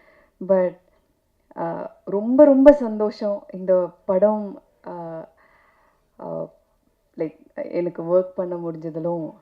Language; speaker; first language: Tamil; non-native, learner; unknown